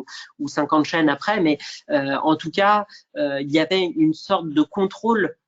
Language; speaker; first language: French; native; French